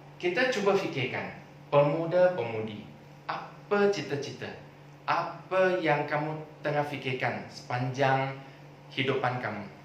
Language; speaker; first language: Malay; non-native, local second language; Chinese